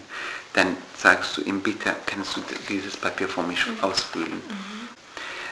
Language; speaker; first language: German; non-native, learner; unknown